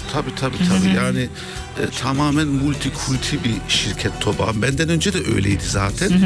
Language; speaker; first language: Turkish; early bilingual, heritage; German